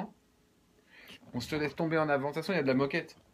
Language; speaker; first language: French; native; French